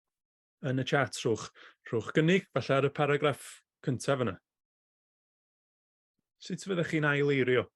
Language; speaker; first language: Welsh; native; Welsh